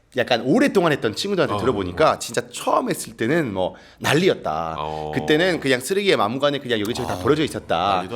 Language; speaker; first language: Korean; non-native, fluent; French